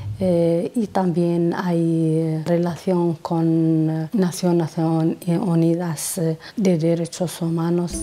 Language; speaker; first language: Spanish; non-native, learner; Arabic